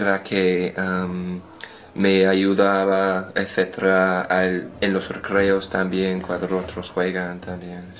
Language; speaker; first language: Spanish; non-native, learner; English